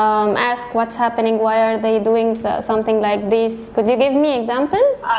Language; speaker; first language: English; non-native, fluent; Arabic